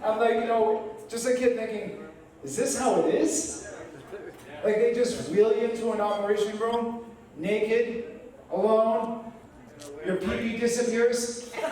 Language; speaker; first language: English; native; English